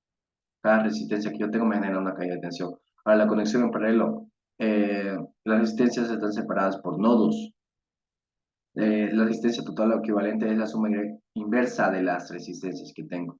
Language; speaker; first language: Spanish; native; Spanish